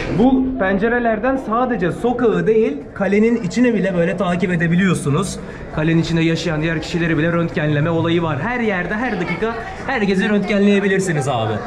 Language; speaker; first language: Turkish; native; Turkish